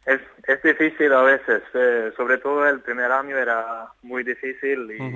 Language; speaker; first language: Spanish; non-native, fluent; Swedish